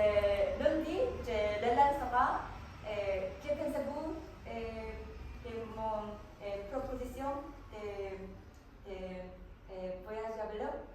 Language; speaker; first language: French; non-native, learner; Korean